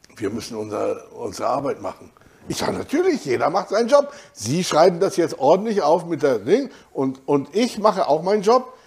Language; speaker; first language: German; native; German